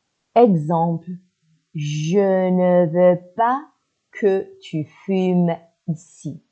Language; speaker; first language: French; non-native, fluent; Persian